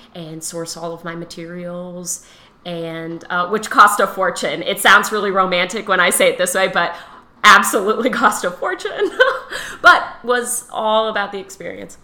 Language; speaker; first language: English; native; English